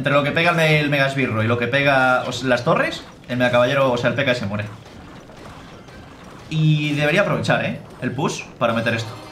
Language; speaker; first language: Spanish; native; Spanish